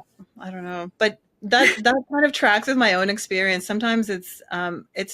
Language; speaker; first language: English; native; English